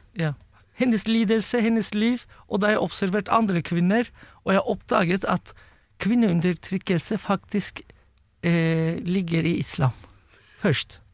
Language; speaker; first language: Norwegian; non-native, fluent; Turkish